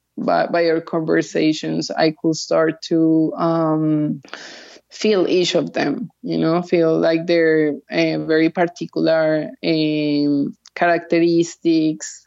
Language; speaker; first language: English; early bilingual, other home language; Spanish